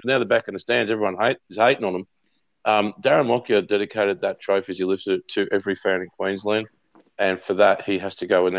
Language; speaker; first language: English; native; English